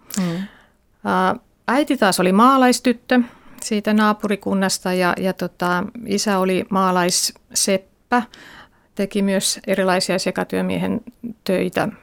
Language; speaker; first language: Finnish; native; Finnish